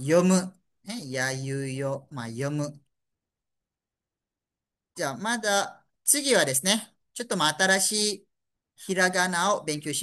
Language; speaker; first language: Japanese; non-native, fluent; Malay